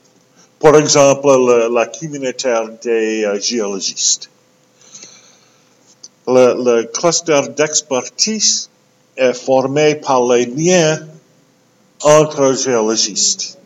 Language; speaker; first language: French; non-native, local second language; English